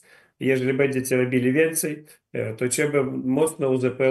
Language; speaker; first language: Polish; non-native, learner; Ukrainian